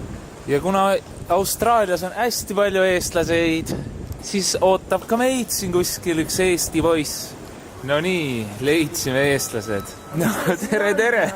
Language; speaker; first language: Estonian; native; Estonian